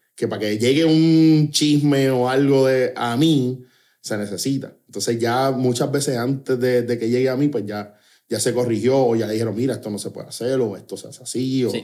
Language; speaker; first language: Spanish; native; Spanish